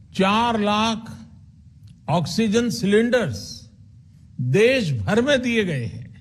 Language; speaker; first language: Hindi; non-native, local second language; Gujarati